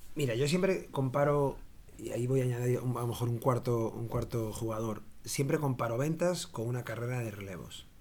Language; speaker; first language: Spanish; native; Spanish